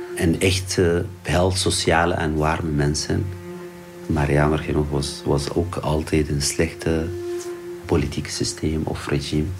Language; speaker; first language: Dutch; non-native, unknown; Arabic